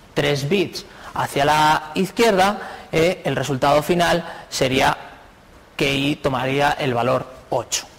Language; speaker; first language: Spanish; native; Spanish